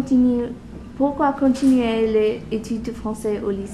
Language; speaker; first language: French; non-native, fluent; English